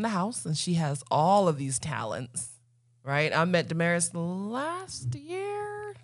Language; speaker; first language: English; non-native, local second language; Akan